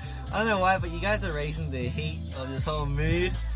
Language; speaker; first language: English; early bilingual, other home language; Korean